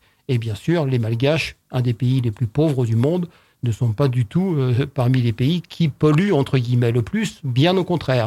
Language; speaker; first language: French; native; French